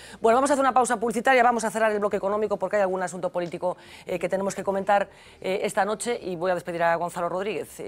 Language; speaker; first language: Spanish; native; Spanish